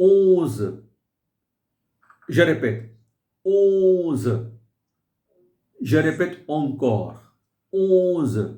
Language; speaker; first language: French; non-native, fluent; Hindi